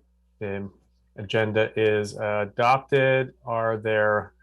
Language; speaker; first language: English; native; English